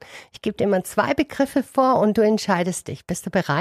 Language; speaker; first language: German; native; German